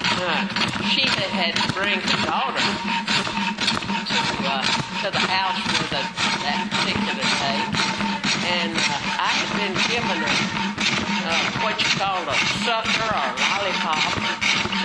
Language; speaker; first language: English; native; English